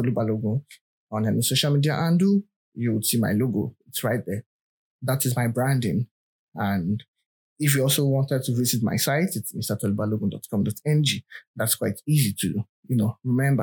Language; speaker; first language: English; non-native, local second language; Yoruba